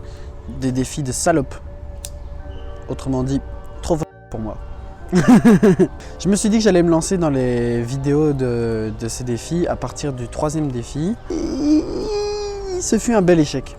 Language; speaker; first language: French; native; French